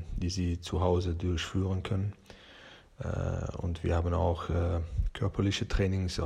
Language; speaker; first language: German; non-native, learner; Persian